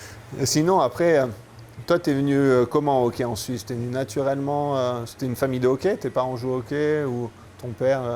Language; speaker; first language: French; native; French